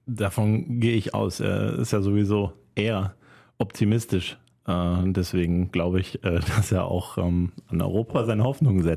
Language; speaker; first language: German; native; German